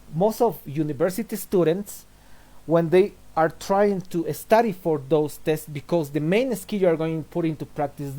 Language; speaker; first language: English; non-native, fluent; Spanish